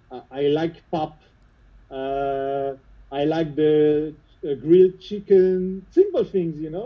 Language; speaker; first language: English; non-native, fluent; French